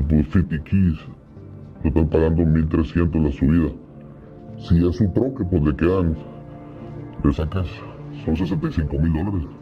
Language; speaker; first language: Spanish; native; Spanish